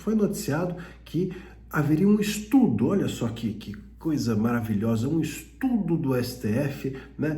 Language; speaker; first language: Portuguese; native; Portuguese